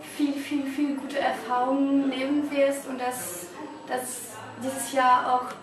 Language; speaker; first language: German; non-native, fluent; French